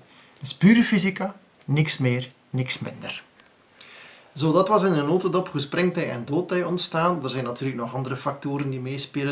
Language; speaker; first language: Dutch; native; Dutch